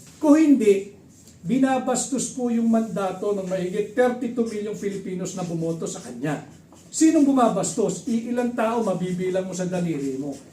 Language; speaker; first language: Filipino; native; Filipino